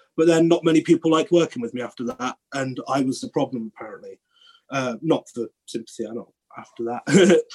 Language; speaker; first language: English; native; English